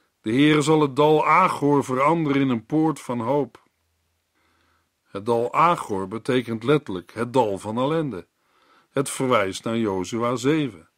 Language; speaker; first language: Dutch; native; Dutch